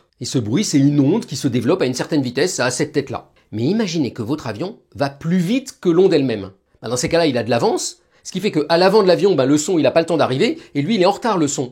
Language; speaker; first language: French; native; French